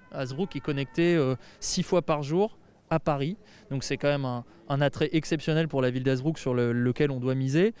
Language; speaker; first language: French; native; French